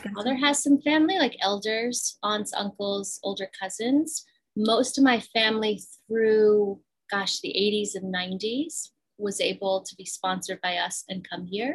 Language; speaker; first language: English; native; English